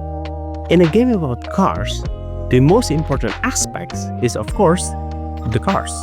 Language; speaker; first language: English; non-native, fluent; Indonesian